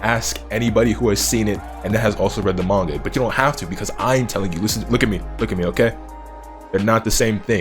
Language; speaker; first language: English; native; English